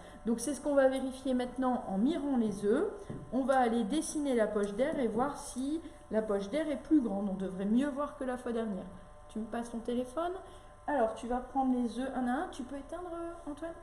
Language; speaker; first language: French; native; French